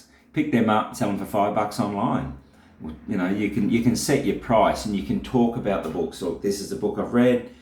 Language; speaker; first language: English; native; English